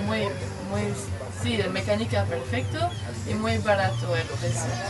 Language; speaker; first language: Spanish; non-native, learner; French